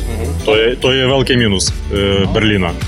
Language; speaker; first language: Polish; non-native, learner; Ukrainian